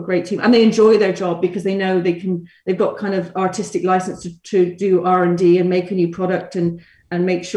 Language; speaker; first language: English; native; English